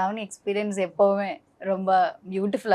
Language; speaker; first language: Tamil; non-native, learner; Malayalam